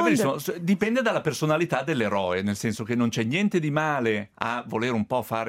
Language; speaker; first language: Italian; native; Italian